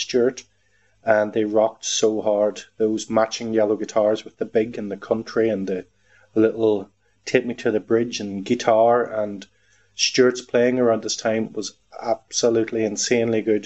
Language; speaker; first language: English; native; English